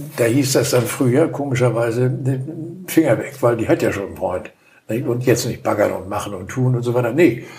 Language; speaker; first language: German; native; German